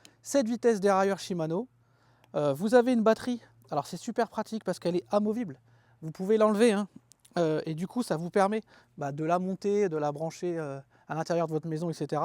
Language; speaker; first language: French; native; French